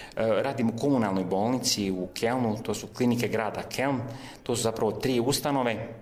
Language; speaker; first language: Croatian; early bilingual, heritage; Serbian